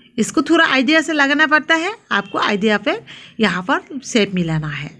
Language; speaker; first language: Hindi; non-native, local second language; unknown